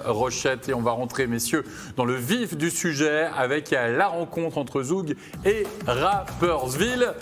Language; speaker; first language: French; native; French